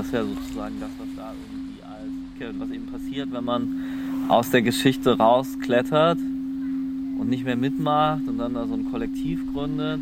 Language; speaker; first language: German; native; German